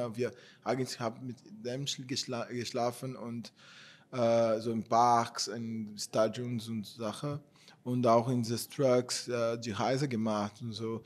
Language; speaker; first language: German; non-native, fluent; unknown